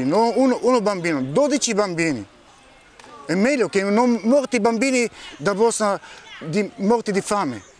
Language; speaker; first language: Italian; non-native, learner; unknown